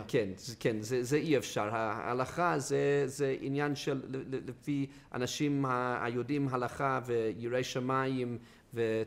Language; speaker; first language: Hebrew; non-native, fluent; English